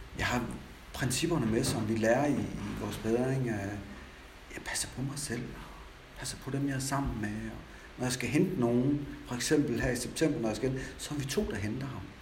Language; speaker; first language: Danish; native; Danish